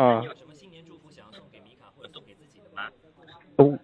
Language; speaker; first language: Chinese; non-native, learner; English